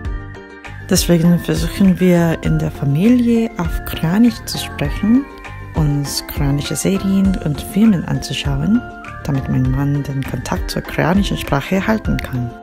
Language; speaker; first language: German; non-native, fluent; Korean